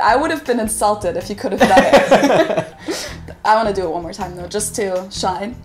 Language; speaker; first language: English; non-native, fluent; German